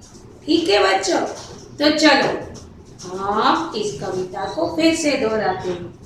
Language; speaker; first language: Hindi; non-native, local second language; Gujarati